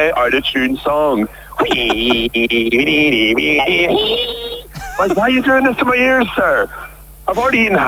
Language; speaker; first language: English; native; English